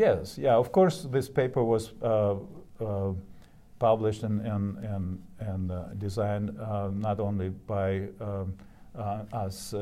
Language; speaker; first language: English; non-native, fluent; Russian